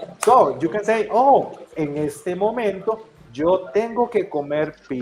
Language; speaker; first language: Spanish; non-native, fluent; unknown